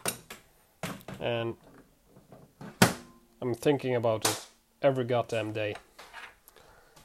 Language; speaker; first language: English; non-native, fluent; Swedish